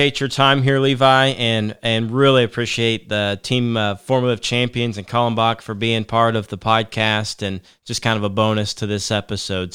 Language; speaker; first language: English; native; English